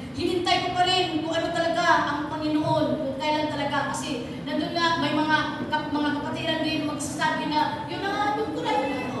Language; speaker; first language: Filipino; non-native, local second language; Cebuano